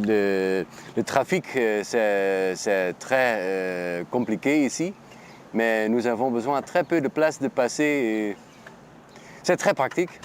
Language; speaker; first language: French; non-native, learner; Dutch